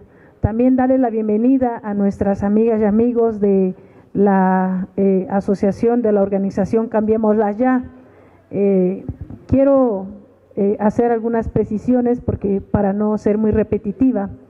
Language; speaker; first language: Spanish; native; Spanish